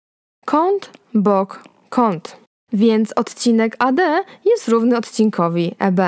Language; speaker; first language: Polish; native; Polish